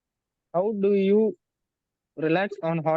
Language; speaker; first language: English; non-native, learner; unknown